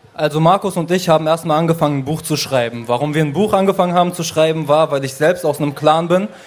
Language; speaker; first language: German; early bilingual, other home language; Arabic